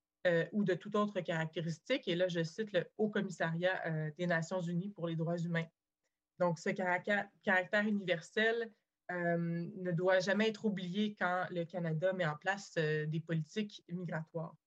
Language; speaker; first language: French; native; French